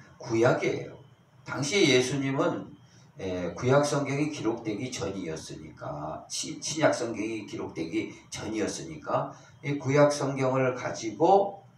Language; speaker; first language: Korean; native; Korean